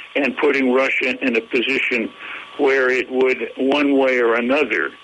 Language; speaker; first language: English; native; English